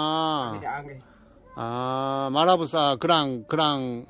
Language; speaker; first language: French; non-native, learner; Korean